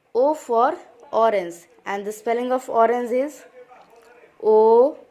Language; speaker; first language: English; non-native, local second language; Hindi